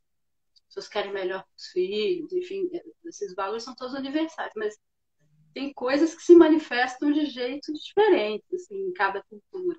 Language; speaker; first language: Portuguese; native; Portuguese